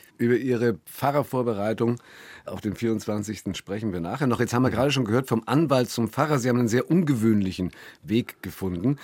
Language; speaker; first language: German; native; German